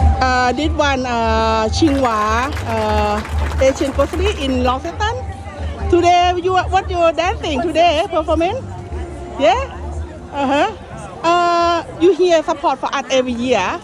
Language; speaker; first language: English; non-native, learner; Thai